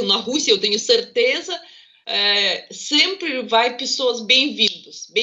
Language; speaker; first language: Portuguese; non-native, fluent; Russian